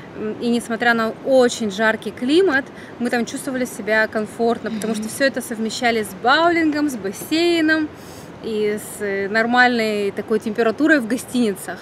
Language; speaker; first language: Russian; native; Russian